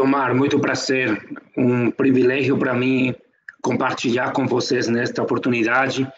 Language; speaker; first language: Portuguese; non-native, fluent; Spanish